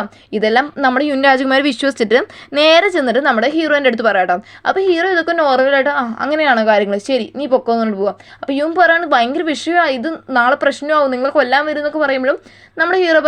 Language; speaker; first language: Malayalam; native; Malayalam